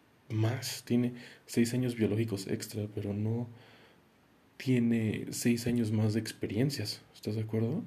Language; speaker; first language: Spanish; native; Spanish